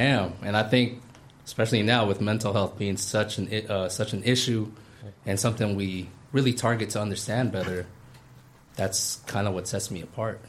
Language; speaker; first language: English; native; English